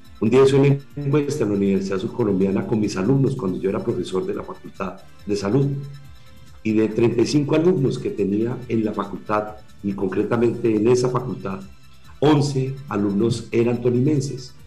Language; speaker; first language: Spanish; native; Spanish